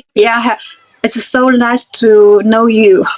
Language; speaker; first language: English; non-native, fluent; Chinese